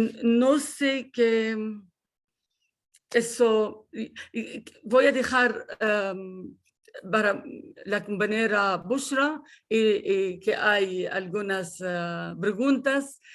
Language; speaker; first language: Spanish; non-native, fluent; Arabic